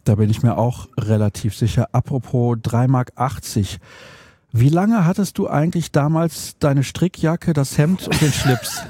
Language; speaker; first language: German; native; German